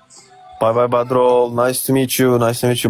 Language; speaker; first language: English; non-native, learner; Turkish